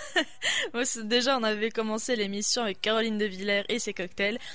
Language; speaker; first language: French; native; French